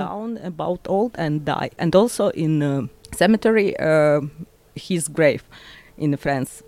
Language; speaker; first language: English; non-native, learner; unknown